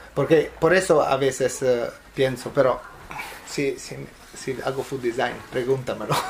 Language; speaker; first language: Spanish; non-native, fluent; Italian